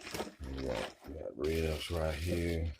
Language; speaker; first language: English; native; English